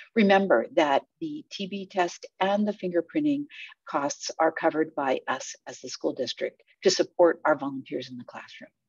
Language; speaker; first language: English; native; English